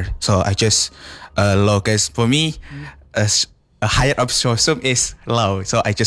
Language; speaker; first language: English; non-native, learner; Indonesian